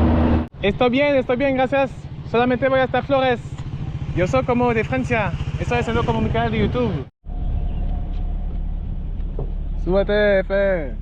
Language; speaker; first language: Spanish; non-native, learner; French